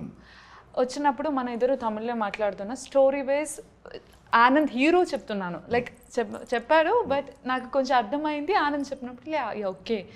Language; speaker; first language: Telugu; non-native, learner; Malayalam